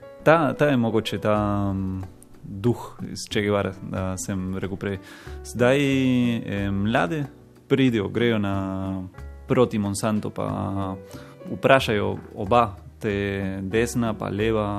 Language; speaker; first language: Slovenian; non-native, learner; Spanish